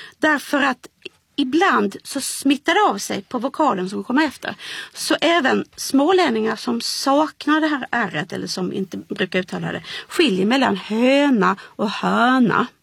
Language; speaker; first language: Swedish; native; Swedish